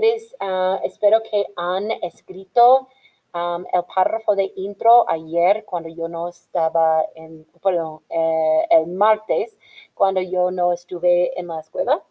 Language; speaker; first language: Spanish; non-native, fluent; English